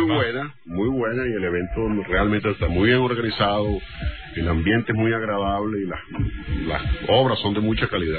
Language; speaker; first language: Spanish; native; Spanish